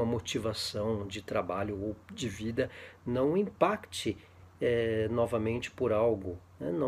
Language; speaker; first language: Portuguese; native; Portuguese